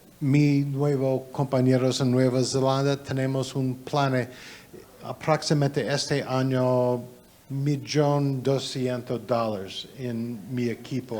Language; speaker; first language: Spanish; non-native, learner; English